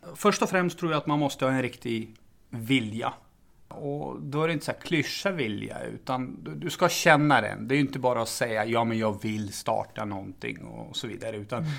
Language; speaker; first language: Swedish; early bilingual, other home language; Serbian